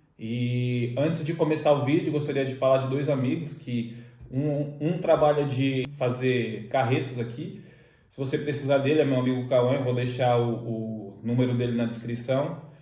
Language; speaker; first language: Portuguese; native; Portuguese